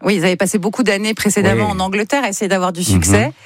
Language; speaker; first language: French; native; French